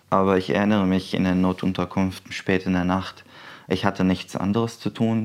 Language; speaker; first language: German; non-native, fluent; Arabic